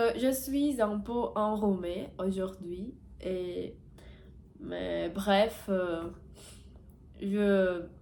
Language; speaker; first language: French; non-native, learner; Portuguese